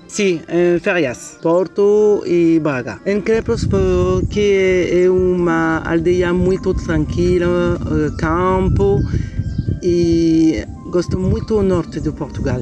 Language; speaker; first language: Portuguese; non-native, learner; French